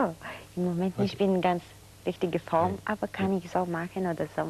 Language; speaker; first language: German; non-native, fluent; Bulgarian